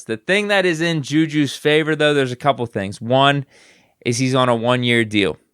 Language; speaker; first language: English; native; English